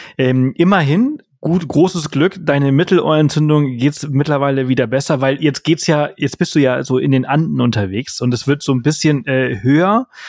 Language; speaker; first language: German; early bilingual, heritage; German